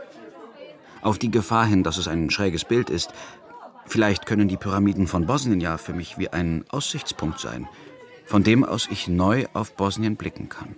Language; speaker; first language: German; early bilingual, other home language; Bosnian